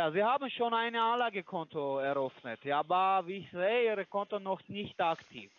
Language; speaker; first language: German; non-native, learner; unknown